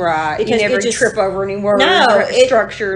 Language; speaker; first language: English; native; English